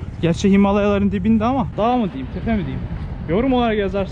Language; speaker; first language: Turkish; native; Turkish